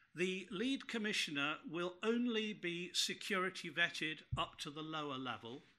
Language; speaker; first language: English; native; English